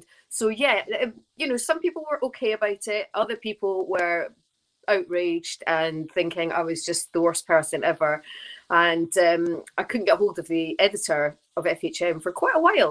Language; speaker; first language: English; native; English